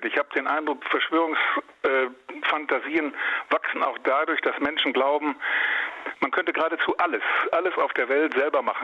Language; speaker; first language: German; native; German